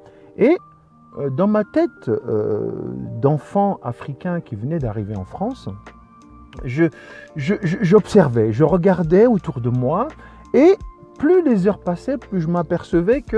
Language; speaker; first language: French; early bilingual, other home language; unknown